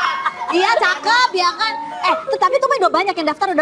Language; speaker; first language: Indonesian; native; Indonesian